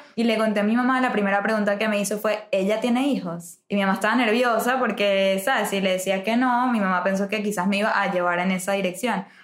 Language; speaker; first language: Spanish; native; Spanish